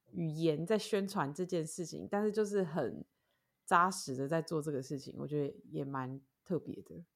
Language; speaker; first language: Chinese; native; Chinese